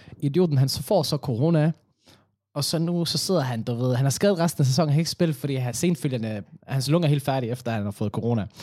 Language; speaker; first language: Danish; early bilingual, other home language; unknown